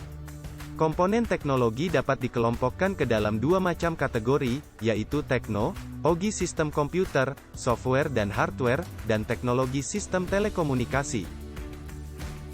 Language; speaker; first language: Indonesian; native; Indonesian